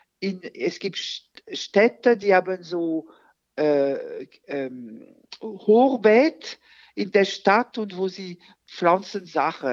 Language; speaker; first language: German; non-native, fluent; French